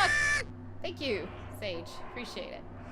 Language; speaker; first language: English; native; English